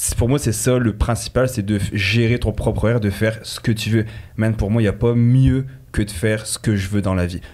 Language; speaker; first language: French; native; French